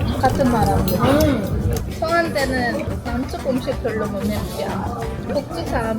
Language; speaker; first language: Korean; non-native, fluent; Hindi